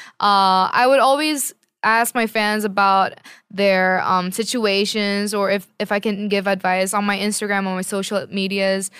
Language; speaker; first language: English; non-native, fluent; Korean